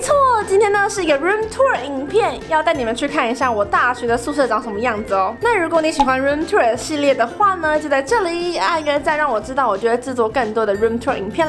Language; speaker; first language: Chinese; native; Chinese